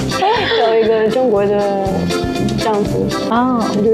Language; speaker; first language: Chinese; non-native, fluent; Russian